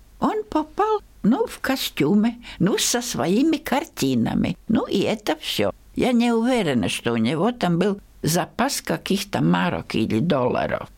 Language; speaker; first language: Russian; non-native, local second language; Latvian